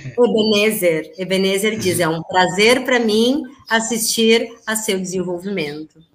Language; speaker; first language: Portuguese; native; Portuguese